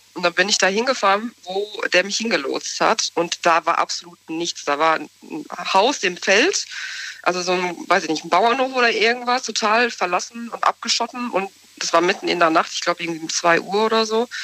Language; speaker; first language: German; native; German